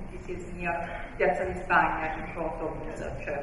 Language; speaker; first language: English; non-native, fluent; Italian